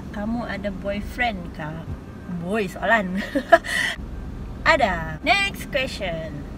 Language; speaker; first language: Malay; non-native, local second language; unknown